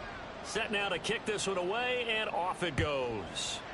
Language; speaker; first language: English; native; English